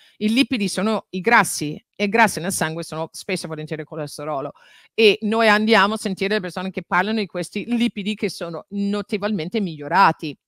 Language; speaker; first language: Italian; non-native, fluent; English